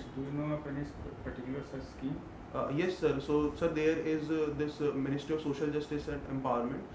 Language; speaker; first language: English; non-native, local second language; Hindi